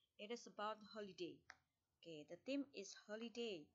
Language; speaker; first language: English; non-native, fluent; Indonesian